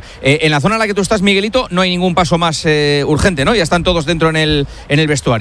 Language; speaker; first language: Spanish; native; Spanish